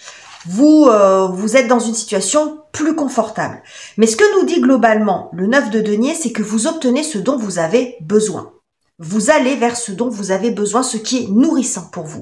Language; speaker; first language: French; native; French